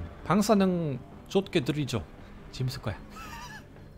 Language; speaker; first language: Korean; non-native, learner; German